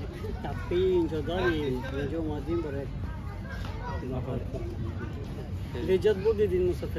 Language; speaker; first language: Persian; non-native, fluent; Bangla